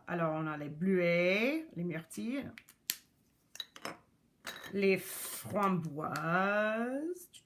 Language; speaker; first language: French; non-native, local second language; English